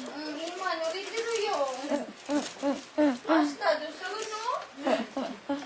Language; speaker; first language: Japanese; non-native, learner; Filipino